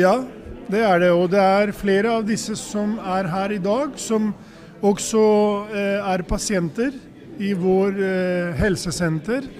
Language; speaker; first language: Swedish; non-native, fluent; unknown